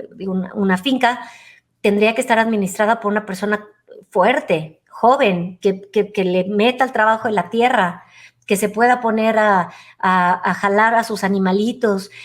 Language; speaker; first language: Spanish; native; Spanish